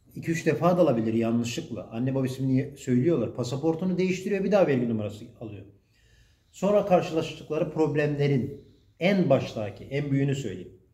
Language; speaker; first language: Turkish; native; Turkish